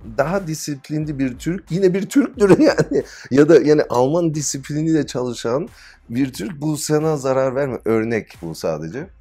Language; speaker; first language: Turkish; early bilingual, heritage; Turkish